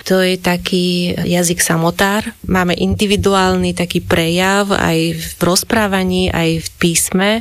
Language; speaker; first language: Slovak; non-native, fluent; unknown